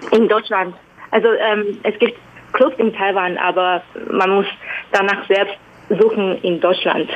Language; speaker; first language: German; non-native, fluent; Chinese